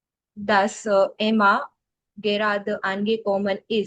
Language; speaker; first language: German; non-native, learner; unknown